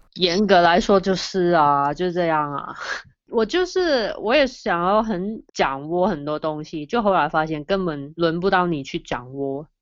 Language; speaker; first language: Chinese; non-native, fluent; Cantonese